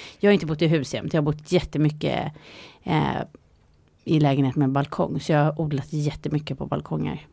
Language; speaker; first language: Swedish; native; Swedish